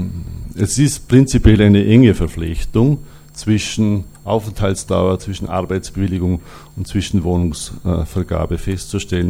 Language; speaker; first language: German; native; German